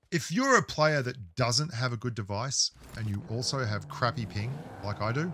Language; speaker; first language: English; native; English